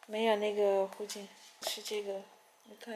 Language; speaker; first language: Chinese; non-native, learner; French